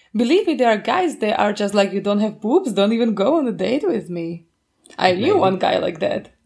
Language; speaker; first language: English; non-native, fluent; Slovak